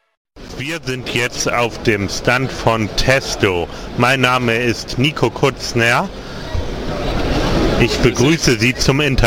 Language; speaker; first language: German; native; German